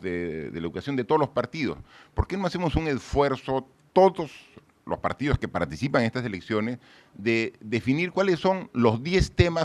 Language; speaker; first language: Spanish; native; Spanish